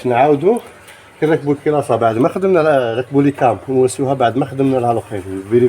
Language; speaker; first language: Arabic; native; Arabic